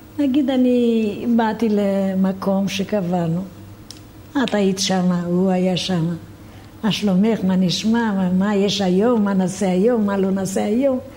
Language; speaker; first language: Hebrew; non-native, fluent; Romanian